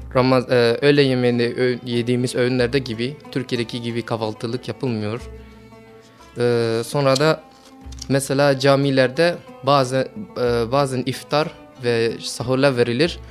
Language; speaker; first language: Turkish; non-native, fluent; Malay